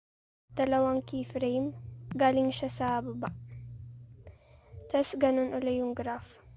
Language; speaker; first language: Filipino; native; Filipino